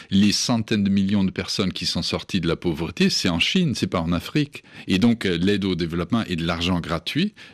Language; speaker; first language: French; non-native, fluent; English